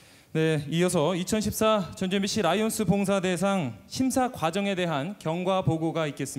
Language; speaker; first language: Korean; native; Korean